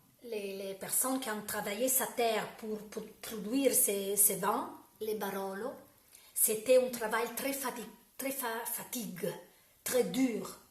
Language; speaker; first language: French; non-native, learner; Italian